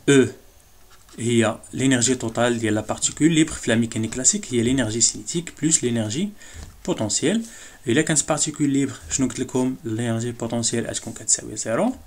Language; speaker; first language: French; non-native, local second language; Arabic